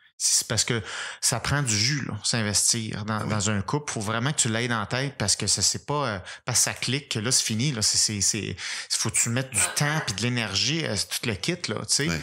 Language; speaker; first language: French; native; French